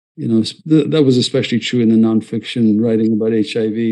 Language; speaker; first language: English; non-native, fluent; Malayalam